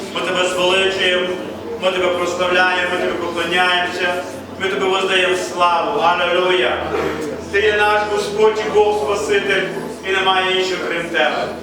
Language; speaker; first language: Ukrainian; native; Ukrainian